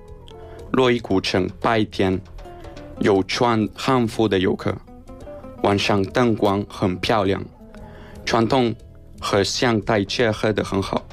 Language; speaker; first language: Chinese; non-native, learner; Spanish